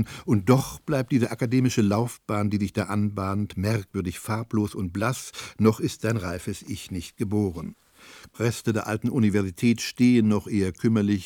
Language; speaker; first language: German; native; German